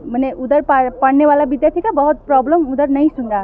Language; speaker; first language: Hindi; non-native, learner; Nepali